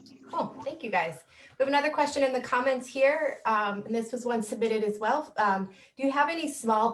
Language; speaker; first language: English; native; English